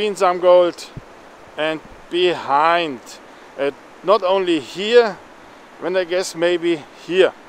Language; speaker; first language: English; non-native, fluent; German